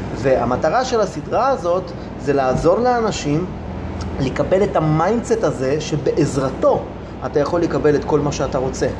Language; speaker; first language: Hebrew; early bilingual, other home language; Russian